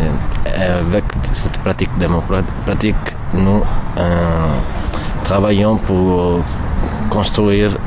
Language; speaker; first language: French; non-native, learner; Italian